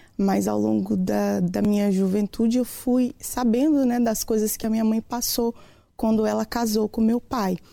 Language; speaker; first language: Portuguese; native; Portuguese